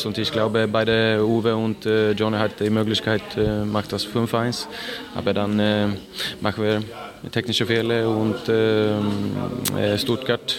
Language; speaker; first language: German; non-native, learner; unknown